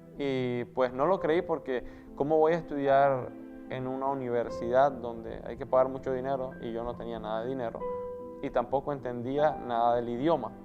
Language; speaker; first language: Spanish; native; Spanish